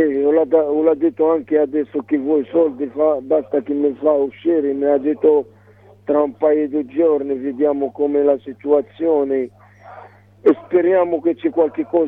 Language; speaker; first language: Italian; non-native, learner; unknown